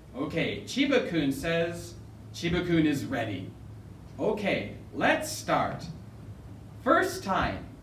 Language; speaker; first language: English; native; English